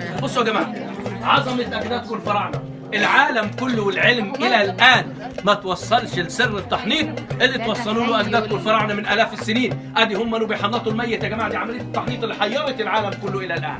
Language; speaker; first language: Arabic; native; Arabic